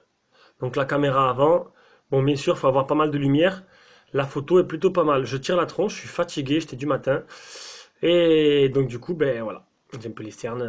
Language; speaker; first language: French; native; French